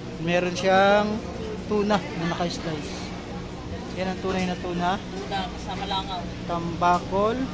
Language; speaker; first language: Filipino; native; Filipino